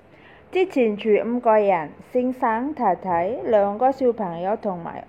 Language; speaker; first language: Cantonese; non-native, fluent; Indonesian